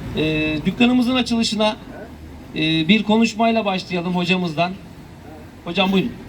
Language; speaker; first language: Turkish; native; Turkish